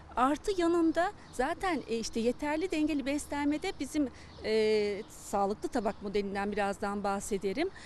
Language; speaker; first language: Turkish; native; Turkish